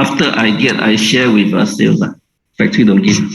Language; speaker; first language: English; non-native, local second language; Chinese